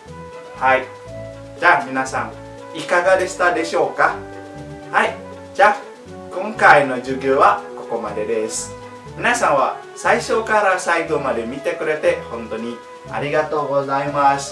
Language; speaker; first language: Japanese; non-native, learner; Indonesian